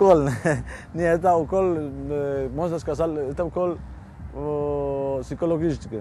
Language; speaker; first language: Russian; non-native, learner; Spanish